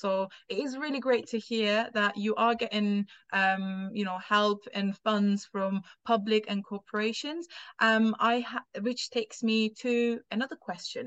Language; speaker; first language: English; non-native, fluent; Turkish